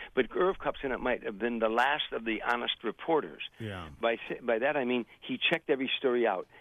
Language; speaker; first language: English; native; English